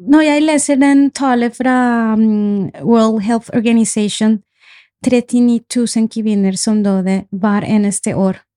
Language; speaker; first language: Norwegian; non-native, fluent; Spanish